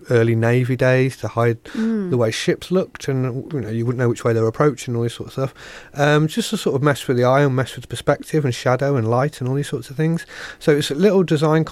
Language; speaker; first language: English; native; English